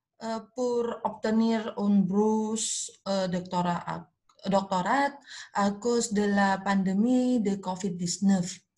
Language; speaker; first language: French; non-native, learner; Indonesian